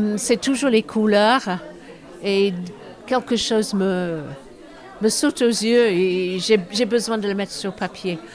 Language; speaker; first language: French; non-native, fluent; English